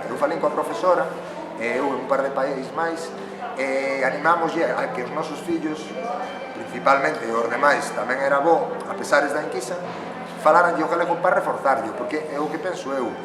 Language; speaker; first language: Galician; native; Galician